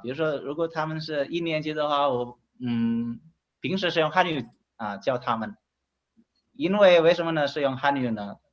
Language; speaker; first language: Chinese; non-native, fluent; Indonesian